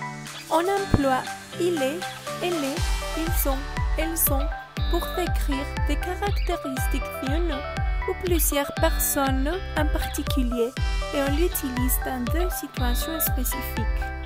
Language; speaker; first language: French; non-native, learner; Spanish